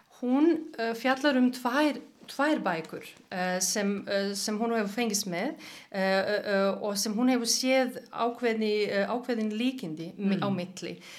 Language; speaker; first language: Icelandic; non-native, fluent; Serbian